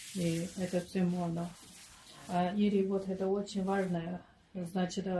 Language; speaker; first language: Russian; non-native, learner; Chinese